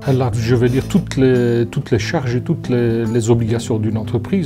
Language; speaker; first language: French; native; French